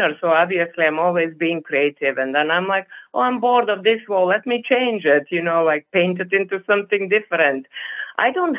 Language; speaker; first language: English; non-native, fluent; Serbian